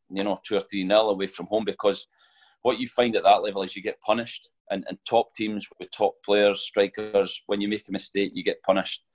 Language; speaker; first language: English; native; English